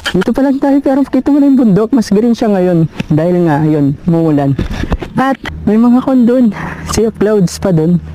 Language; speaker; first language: Filipino; non-native, local second language; Iloko